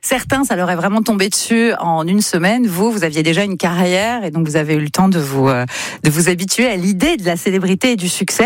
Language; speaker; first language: French; native; French